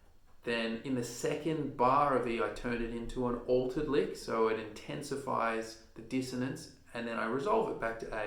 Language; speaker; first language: English; native; English